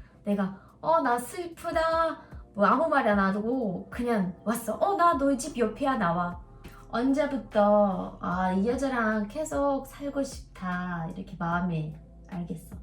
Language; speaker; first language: Korean; non-native, learner; Russian